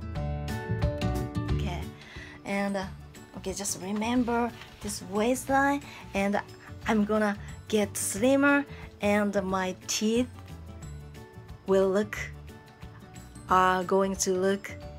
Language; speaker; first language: English; non-native, fluent; Japanese